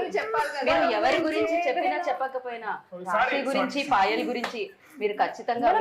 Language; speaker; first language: Telugu; native; Telugu